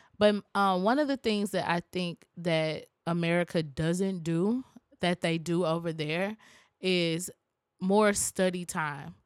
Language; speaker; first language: English; native; English